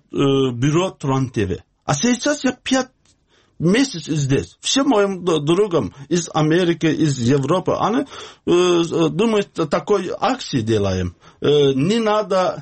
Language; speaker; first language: Russian; non-native, learner; Azerbaijani